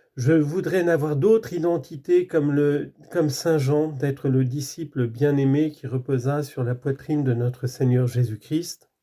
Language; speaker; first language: French; native; French